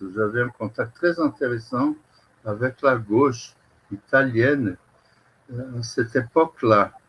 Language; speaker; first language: French; non-native, fluent; Portuguese